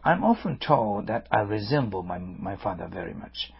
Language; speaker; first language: English; non-native, fluent; Japanese